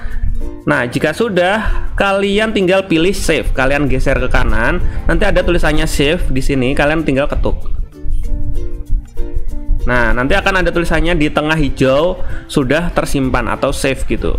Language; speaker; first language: Indonesian; native; Indonesian